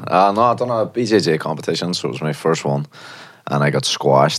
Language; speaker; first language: English; native; English